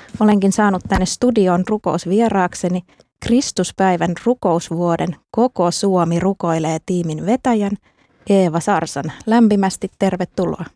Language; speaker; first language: Finnish; native; Finnish